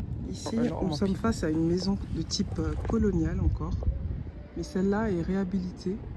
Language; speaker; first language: French; native; French